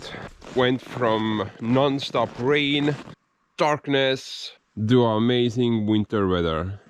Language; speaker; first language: English; non-native, fluent; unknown